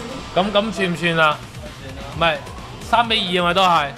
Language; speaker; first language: Chinese; native; Chinese